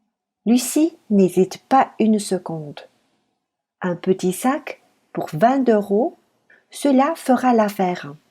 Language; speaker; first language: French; non-native, fluent; Chinese